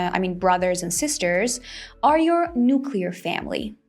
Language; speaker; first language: English; non-native, fluent; Persian